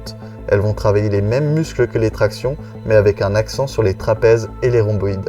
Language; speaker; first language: French; native; French